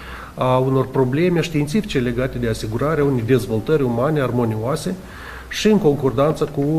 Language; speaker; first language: Romanian; native; Romanian